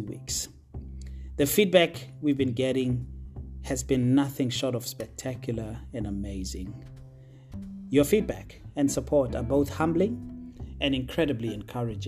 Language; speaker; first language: English; non-native, local second language; Tswana